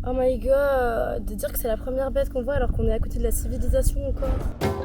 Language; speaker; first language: French; native; French